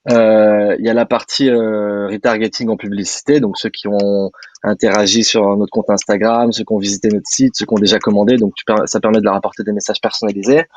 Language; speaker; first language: French; native; French